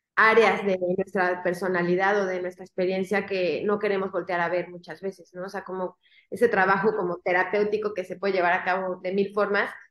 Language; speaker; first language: Spanish; native; Spanish